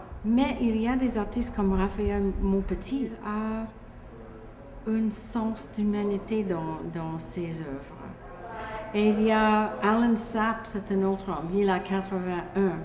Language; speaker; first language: French; non-native, local second language; English